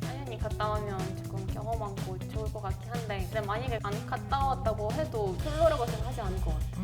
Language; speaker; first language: Korean; non-native, fluent; Ukrainian